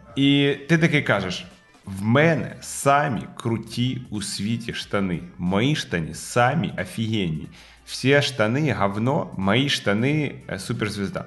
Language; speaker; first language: Ukrainian; non-native, local second language; Russian